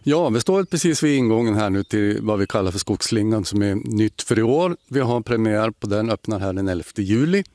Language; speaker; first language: Swedish; native; Swedish